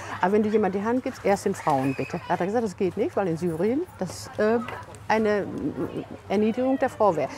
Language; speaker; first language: German; native; German